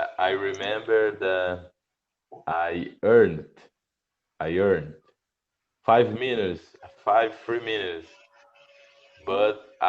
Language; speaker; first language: English; non-native, learner; Portuguese